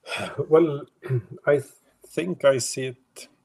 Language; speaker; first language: English; non-native, fluent; Swedish